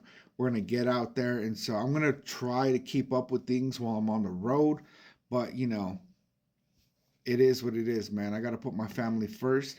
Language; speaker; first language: English; native; English